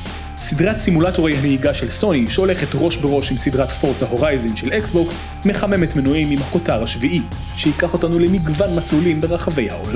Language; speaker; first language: Hebrew; native; Hebrew